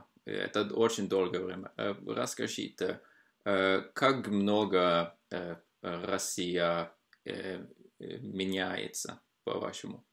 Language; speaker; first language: Russian; non-native, fluent; Norwegian